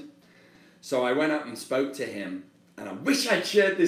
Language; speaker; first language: English; native; English